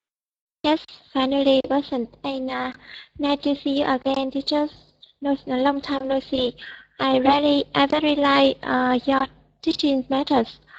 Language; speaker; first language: English; non-native, learner; Vietnamese